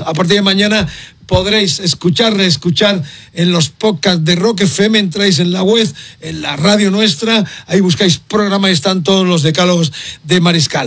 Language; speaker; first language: Spanish; native; Spanish